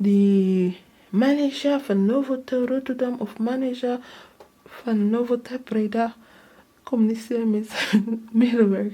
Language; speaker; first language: Dutch; non-native, learner; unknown